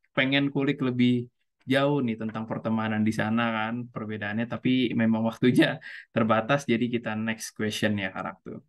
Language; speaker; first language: Indonesian; native; Indonesian